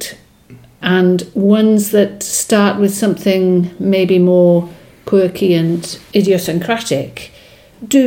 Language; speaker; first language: English; non-native, local second language; Welsh